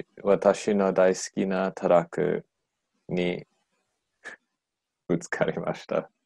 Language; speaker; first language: Japanese; non-native, learner; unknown